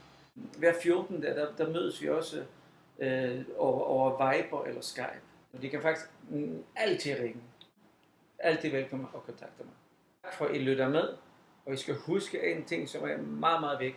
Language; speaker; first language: Danish; non-native, fluent; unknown